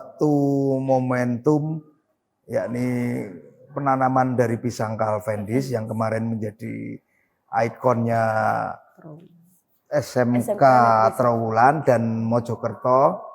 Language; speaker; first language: Indonesian; native; Indonesian